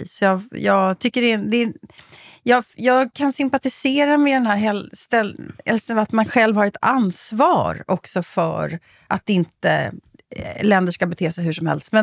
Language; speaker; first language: Swedish; native; Swedish